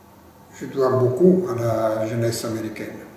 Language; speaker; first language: French; non-native, fluent; Italian